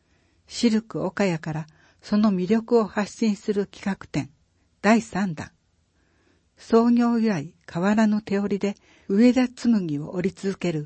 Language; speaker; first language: Japanese; native; Japanese